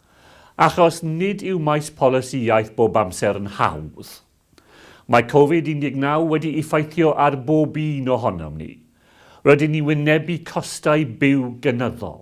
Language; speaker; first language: Welsh; non-native, local second language; English